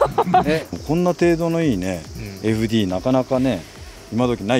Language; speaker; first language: Japanese; native; Japanese